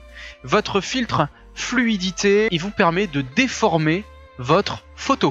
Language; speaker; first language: French; native; French